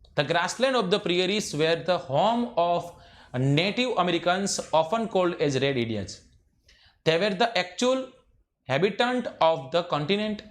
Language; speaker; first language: English; non-native, local second language; Gujarati